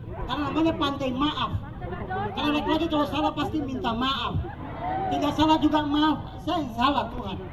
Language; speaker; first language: Indonesian; native; Indonesian